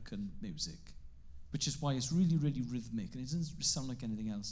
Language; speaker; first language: English; non-native, local second language; Welsh